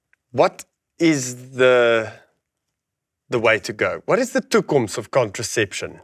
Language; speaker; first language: English; non-native, local second language; Afrikaans